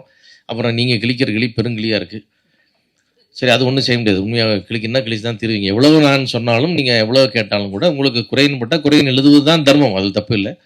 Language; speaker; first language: Tamil; native; Tamil